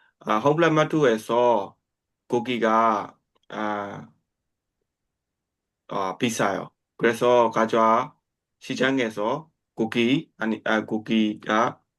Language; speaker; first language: Korean; non-native, learner; Burmese